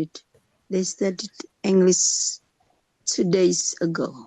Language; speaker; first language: English; non-native, learner; Indonesian